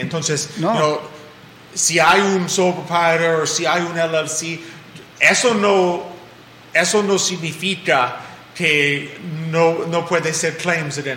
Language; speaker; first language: Spanish; non-native, fluent; English